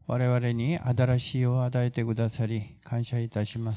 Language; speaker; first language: Japanese; non-native, fluent; Korean